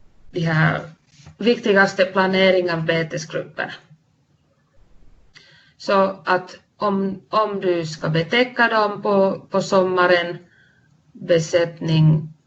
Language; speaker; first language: Swedish; non-native, fluent; Finnish